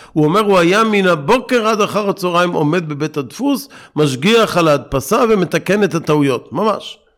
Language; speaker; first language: Hebrew; native; Hebrew